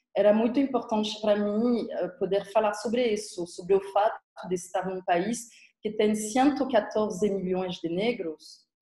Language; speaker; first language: Portuguese; non-native, fluent; French